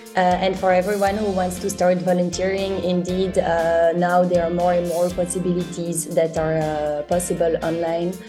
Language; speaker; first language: English; non-native, fluent; French